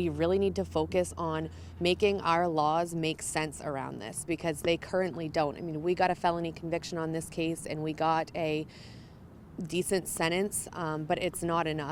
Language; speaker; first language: English; native; English